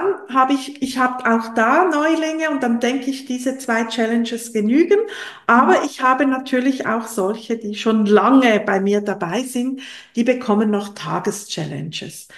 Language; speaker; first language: German; non-native, local second language; French